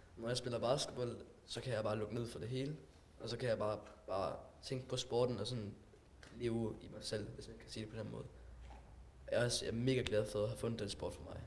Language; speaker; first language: Danish; non-native, local second language; German